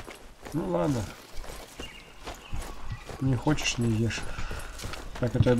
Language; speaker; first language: Russian; native; Russian